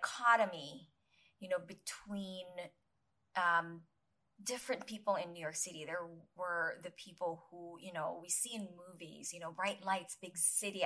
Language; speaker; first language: English; non-native, local second language; Filipino